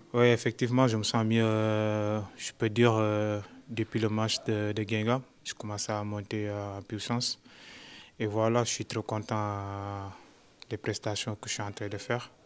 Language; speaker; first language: French; non-native, local second language; Wolof